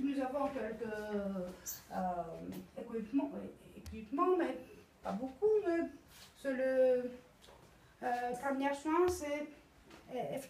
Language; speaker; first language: French; non-native, learner; Greek